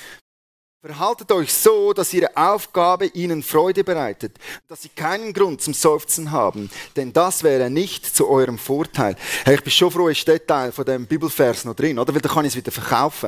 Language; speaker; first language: German; native; German